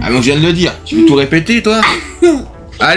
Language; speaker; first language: French; native; French